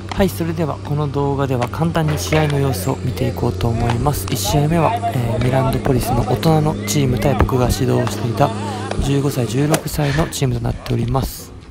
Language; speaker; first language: Japanese; native; Japanese